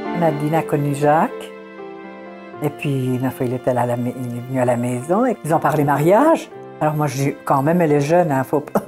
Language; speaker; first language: French; early bilingual, other home language; Italian